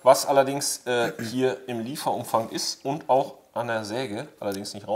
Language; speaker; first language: German; native; German